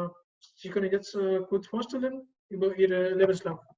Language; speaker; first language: German; non-native, learner; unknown